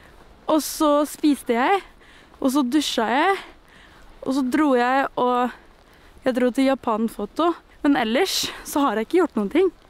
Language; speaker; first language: Norwegian; non-native, fluent; French